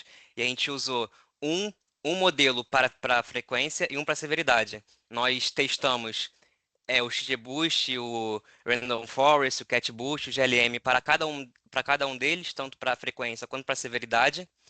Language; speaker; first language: Portuguese; native; Portuguese